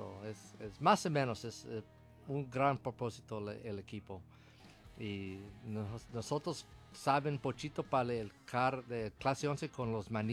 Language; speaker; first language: Spanish; non-native, learner; English